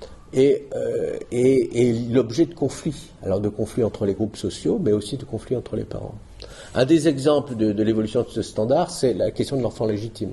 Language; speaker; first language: French; native; French